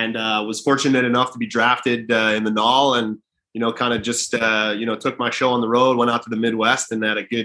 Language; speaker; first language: English; native; English